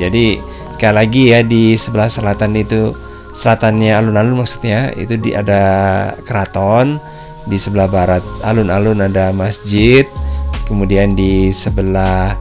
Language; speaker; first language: Indonesian; native; Indonesian